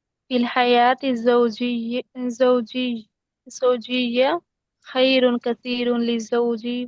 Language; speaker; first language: Arabic; non-native, learner; Urdu